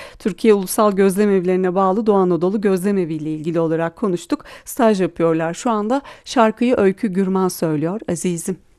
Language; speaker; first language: Turkish; native; Turkish